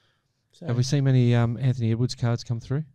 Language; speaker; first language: English; native; English